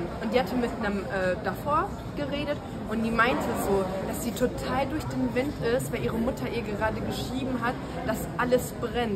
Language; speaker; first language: German; native; German